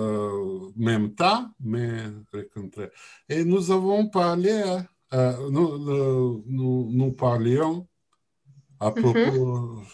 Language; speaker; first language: French; non-native, learner; Russian